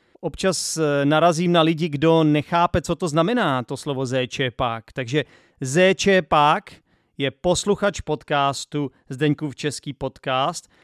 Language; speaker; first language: Czech; native; Czech